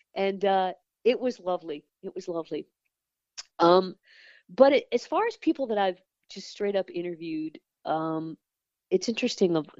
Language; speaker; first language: English; native; English